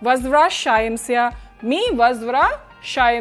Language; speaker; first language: Russian; non-native, fluent; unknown